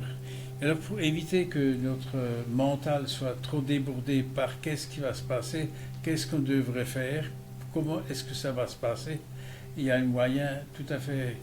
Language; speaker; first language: French; native; French